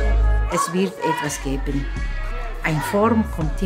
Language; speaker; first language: German; non-native, learner; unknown